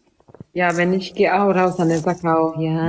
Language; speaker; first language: German; non-native, learner; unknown